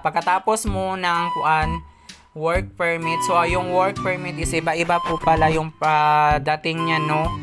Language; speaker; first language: Filipino; native; Filipino